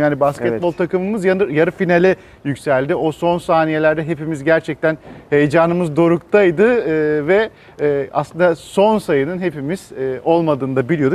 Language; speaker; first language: Turkish; native; Turkish